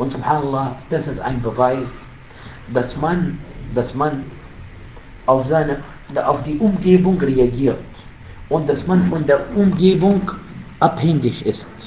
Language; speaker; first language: German; non-native, fluent; Arabic